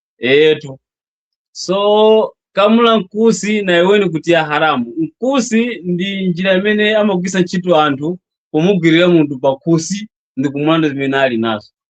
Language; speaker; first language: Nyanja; non-native, local second language; Yao